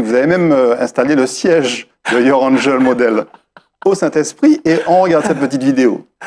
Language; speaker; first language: French; native; French